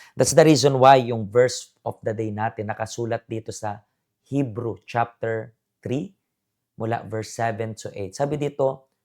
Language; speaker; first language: Filipino; native; Filipino